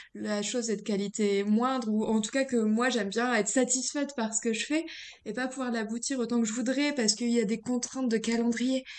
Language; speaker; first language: French; native; French